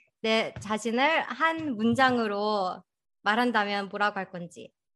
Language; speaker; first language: Korean; early bilingual, heritage; Korean